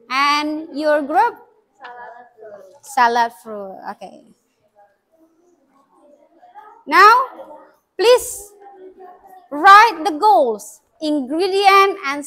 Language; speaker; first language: English; non-native, learner; Indonesian